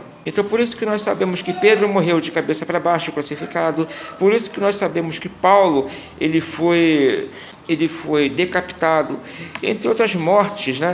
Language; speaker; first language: Portuguese; native; Portuguese